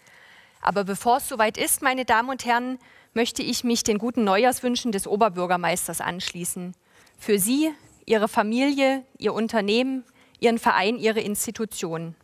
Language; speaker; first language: German; native; German